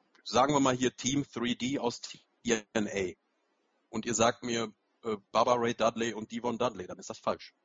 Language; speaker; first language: German; native; German